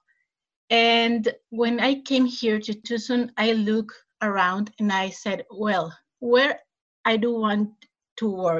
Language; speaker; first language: English; non-native, fluent; Spanish